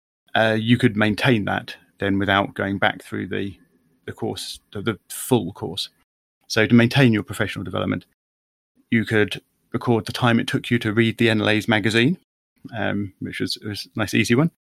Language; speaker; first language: English; native; English